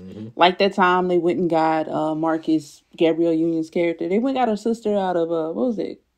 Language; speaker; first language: English; native; English